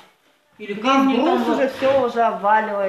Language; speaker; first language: Russian; native; Russian